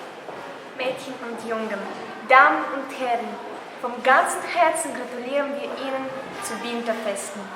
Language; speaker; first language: German; non-native, fluent; Russian